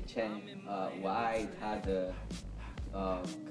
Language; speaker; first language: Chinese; non-native, learner; English